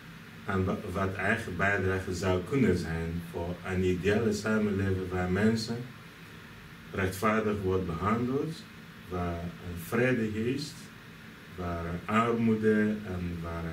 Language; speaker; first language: Dutch; non-native, fluent; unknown